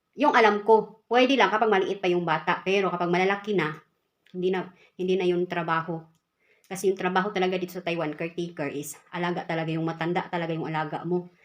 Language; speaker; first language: Filipino; non-native, local second language; Cebuano